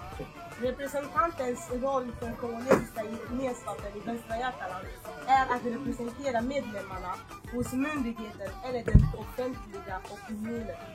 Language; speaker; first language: Swedish; non-native, fluent; Lingala